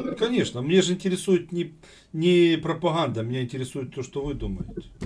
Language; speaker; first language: Russian; native; Russian